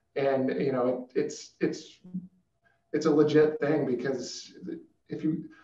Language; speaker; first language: English; native; English